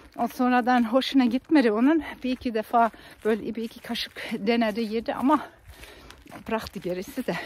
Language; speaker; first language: Turkish; non-native, fluent; German